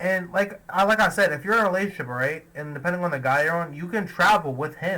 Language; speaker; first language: English; native; English